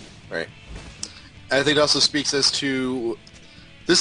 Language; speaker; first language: English; native; English